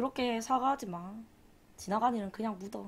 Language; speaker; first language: Korean; native; Korean